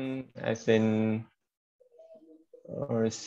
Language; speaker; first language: English; non-native, learner; Vietnamese